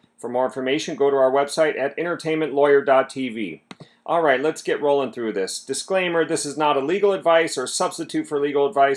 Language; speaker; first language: English; native; English